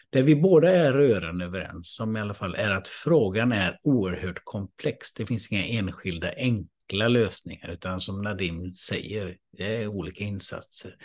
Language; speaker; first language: Swedish; native; Swedish